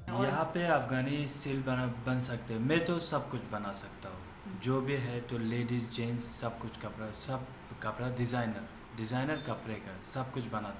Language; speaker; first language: Hindi; non-native, learner; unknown